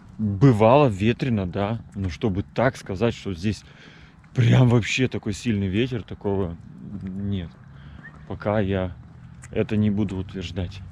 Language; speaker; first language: Russian; native; Russian